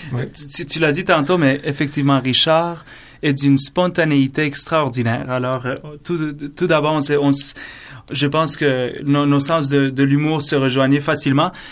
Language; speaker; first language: French; early bilingual, other home language; Romanian